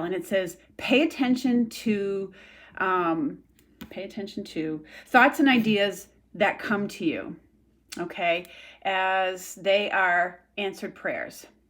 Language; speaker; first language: English; native; English